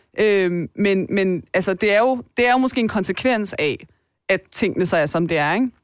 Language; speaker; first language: Danish; early bilingual, other home language; Persian